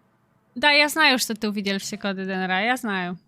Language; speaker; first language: Russian; non-native, learner; Polish